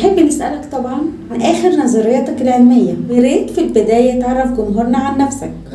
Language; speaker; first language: Arabic; native; Arabic